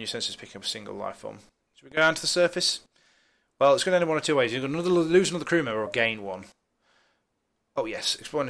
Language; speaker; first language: English; native; English